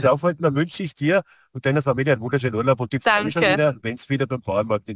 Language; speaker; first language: German; native; German